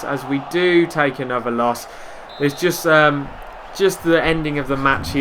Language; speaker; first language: English; native; English